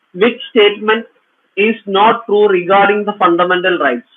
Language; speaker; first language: English; non-native, local second language; Malayalam